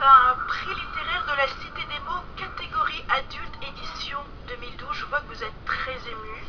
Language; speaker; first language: French; native; French